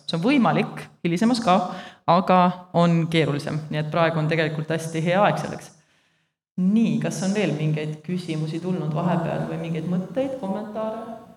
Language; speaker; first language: Estonian; native; Estonian